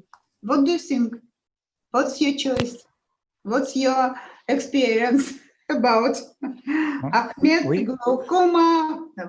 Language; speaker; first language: English; non-native, learner; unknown